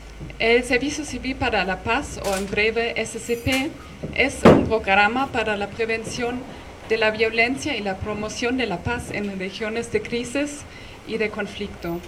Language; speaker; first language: Spanish; non-native, fluent; German